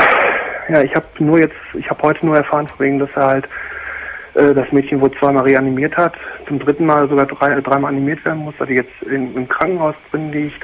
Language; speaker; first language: German; native; German